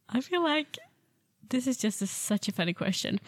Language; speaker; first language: English; non-native, fluent; Swedish